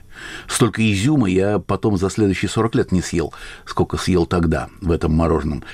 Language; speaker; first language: Russian; native; Russian